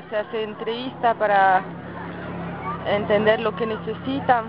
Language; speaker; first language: Spanish; non-native, fluent; French